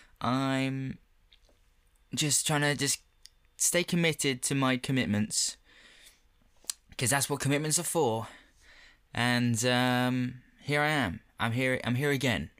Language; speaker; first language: English; native; English